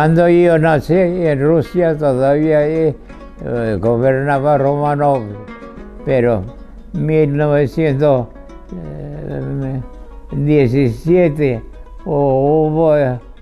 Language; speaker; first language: Spanish; non-native, fluent; Georgian